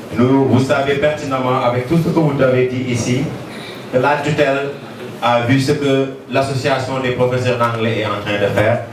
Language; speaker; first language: French; non-native, local second language; Wolof